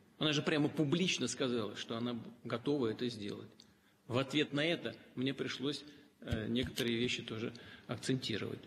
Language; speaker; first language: Russian; native; Russian